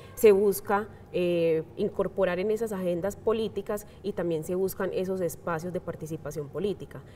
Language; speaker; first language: Spanish; native; Spanish